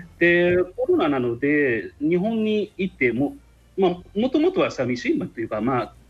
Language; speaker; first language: Japanese; non-native, fluent; Arabic